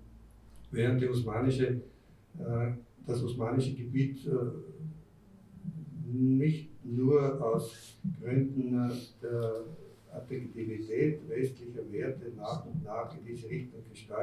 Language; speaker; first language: German; native; German